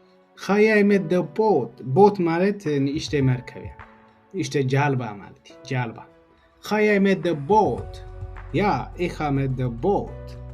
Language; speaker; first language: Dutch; non-native, learner; Tigrinya